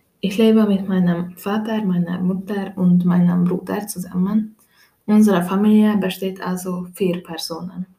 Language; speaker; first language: German; non-native, learner; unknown